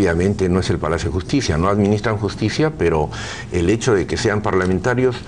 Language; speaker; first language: Spanish; native; Spanish